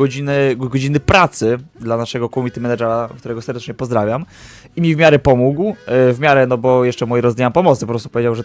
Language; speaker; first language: Polish; native; Polish